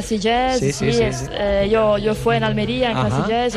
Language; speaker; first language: Spanish; non-native, learner; Italian